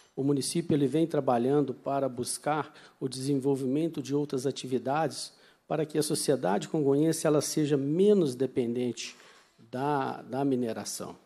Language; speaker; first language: Portuguese; native; Portuguese